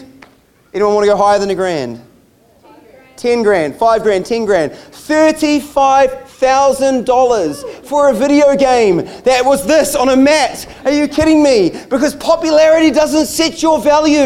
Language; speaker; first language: English; native; English